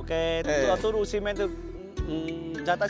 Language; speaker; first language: Portuguese; non-native, learner; Vietnamese